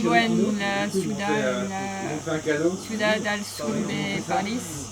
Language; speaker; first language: Spanish; non-native, fluent; French